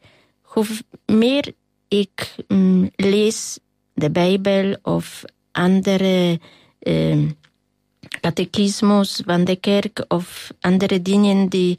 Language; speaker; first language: Dutch; non-native, learner; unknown